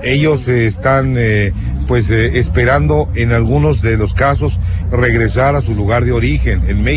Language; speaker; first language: Spanish; native; Spanish